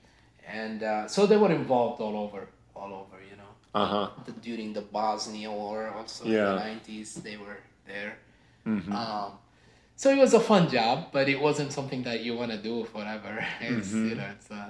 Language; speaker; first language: English; non-native, fluent; Arabic